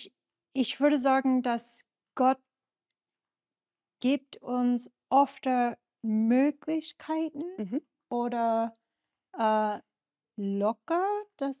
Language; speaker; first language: German; non-native, learner; English